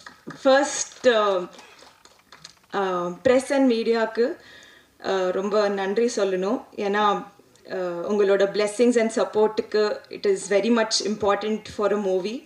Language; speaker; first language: Tamil; non-native, local second language; Telugu